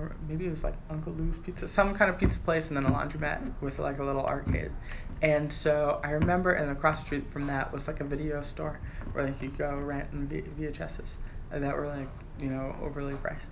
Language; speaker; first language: English; native; English